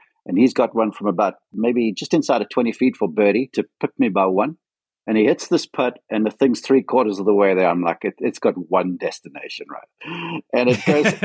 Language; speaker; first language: English; native; English